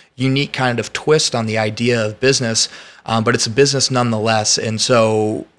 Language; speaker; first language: English; native; English